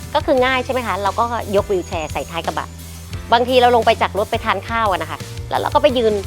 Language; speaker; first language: Thai; native; Thai